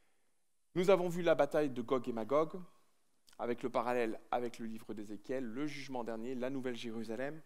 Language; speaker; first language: French; native; French